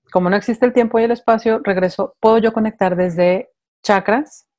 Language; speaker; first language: Spanish; native; Spanish